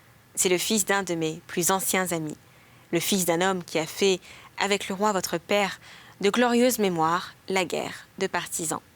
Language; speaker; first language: French; native; French